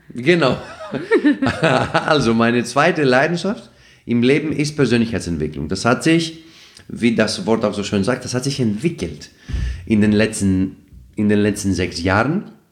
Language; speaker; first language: German; non-native, fluent; Greek